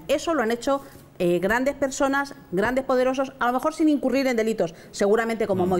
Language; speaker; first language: Spanish; native; Spanish